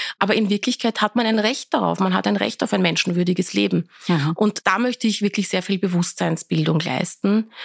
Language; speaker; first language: German; early bilingual, other home language; Persian